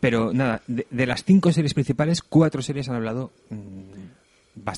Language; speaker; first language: Spanish; native; Spanish